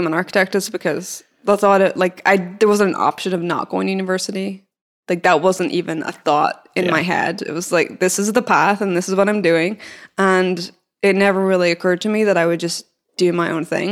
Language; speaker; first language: English; native; English